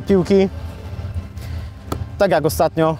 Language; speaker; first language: Polish; native; Polish